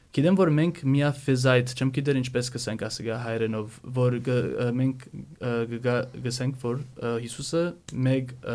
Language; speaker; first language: Armenian; early bilingual, heritage; Armenian